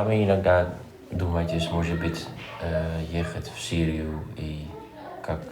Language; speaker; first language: Russian; non-native, fluent; Dutch